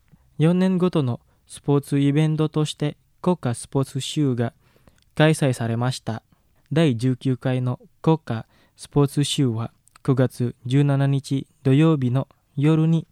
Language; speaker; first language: Japanese; non-native, learner; Indonesian